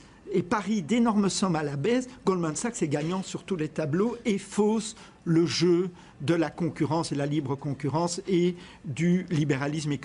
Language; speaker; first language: French; native; French